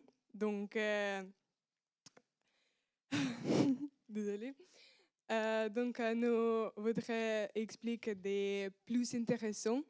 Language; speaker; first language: French; non-native, learner; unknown